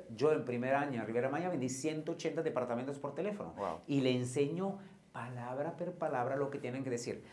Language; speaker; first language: Spanish; non-native, fluent; Italian